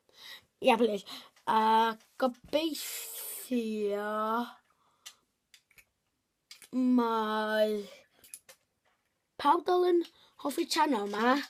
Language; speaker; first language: Welsh; non-native, local second language; English